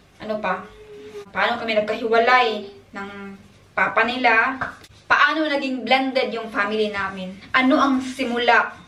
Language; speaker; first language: Filipino; non-native, local second language; Cebuano